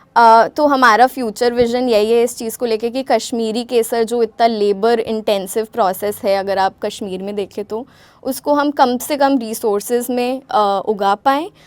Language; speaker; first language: Hindi; non-native, local second language; Gujarati